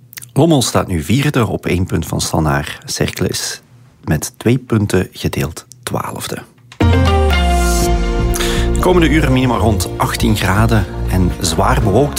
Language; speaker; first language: Dutch; native; Dutch